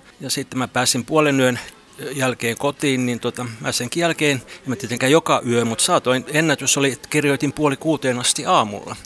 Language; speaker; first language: Finnish; native; Finnish